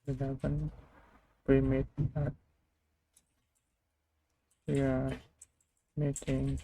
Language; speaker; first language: English; non-native, learner; Vietnamese